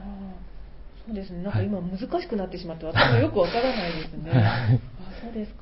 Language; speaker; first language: Japanese; native; Japanese